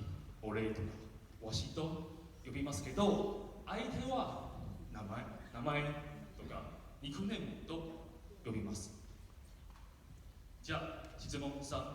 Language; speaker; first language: Japanese; non-native, learner; Min Nan Chinese